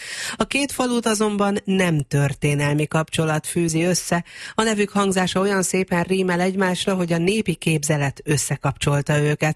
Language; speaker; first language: Hungarian; native; Hungarian